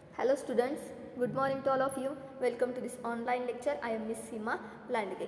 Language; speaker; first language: English; non-native, local second language; Marathi